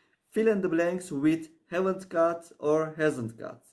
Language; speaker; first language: English; non-native, fluent; Turkish